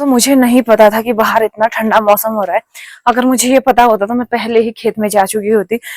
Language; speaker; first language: Hindi; non-native, local second language; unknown